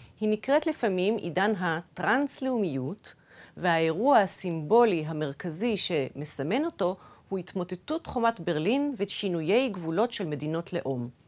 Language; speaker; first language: Hebrew; early bilingual, other home language; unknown